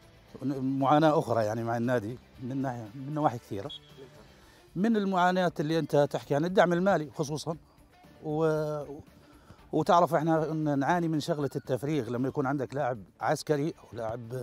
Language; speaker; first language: Arabic; native; Arabic